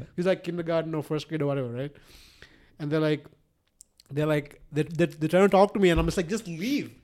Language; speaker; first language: English; non-native, local second language; Sinhala